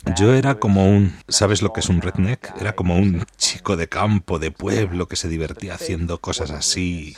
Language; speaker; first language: Spanish; non-native, fluent; English